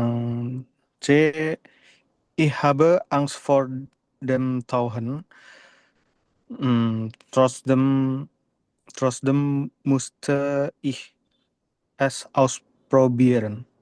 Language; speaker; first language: German; non-native, learner; Indonesian